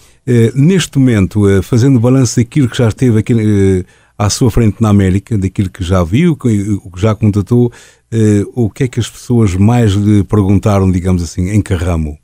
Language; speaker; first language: Portuguese; native; Portuguese